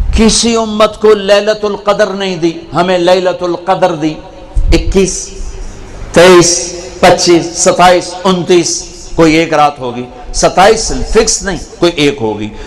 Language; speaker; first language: Urdu; non-native, local second language; Punjabi